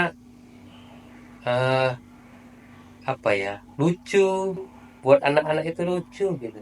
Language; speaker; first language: Indonesian; native; Indonesian